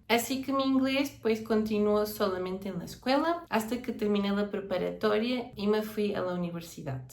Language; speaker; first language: Spanish; non-native, fluent; Portuguese